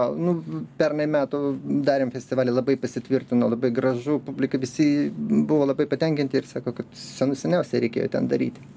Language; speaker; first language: Lithuanian; non-native, local second language; Russian